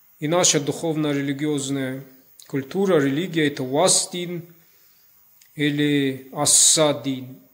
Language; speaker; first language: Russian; non-native, local second language; Ossetic